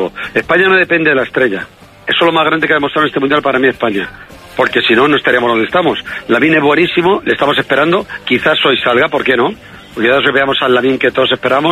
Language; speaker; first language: Spanish; native; Spanish